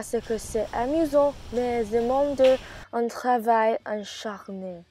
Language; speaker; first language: French; non-native, learner; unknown